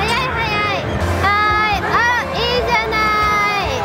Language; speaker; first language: Japanese; native; Japanese